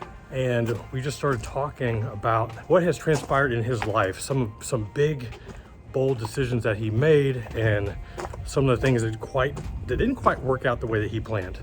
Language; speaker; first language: English; native; English